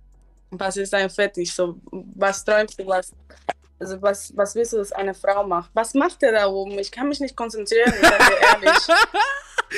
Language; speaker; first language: German; non-native, learner; Spanish